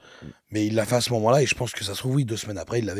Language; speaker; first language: French; native; French